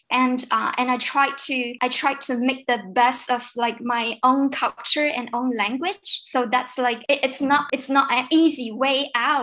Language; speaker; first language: English; non-native, fluent; Cantonese